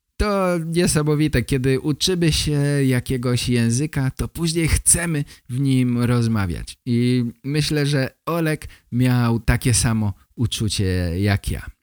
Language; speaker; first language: Polish; native; Polish